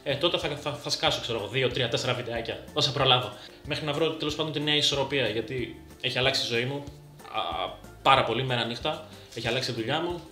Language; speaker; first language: Greek; early bilingual, other home language; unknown